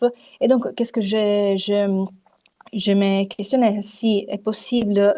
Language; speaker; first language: French; non-native, fluent; Italian